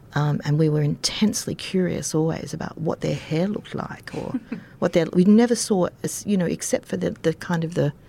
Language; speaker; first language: English; native; English